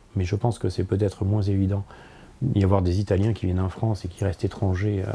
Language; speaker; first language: French; native; French